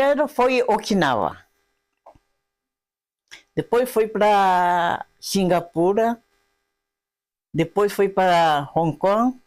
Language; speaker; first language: Portuguese; non-native, fluent; Japanese